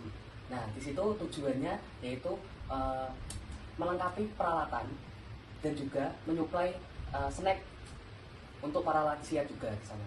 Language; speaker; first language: Indonesian; native; Indonesian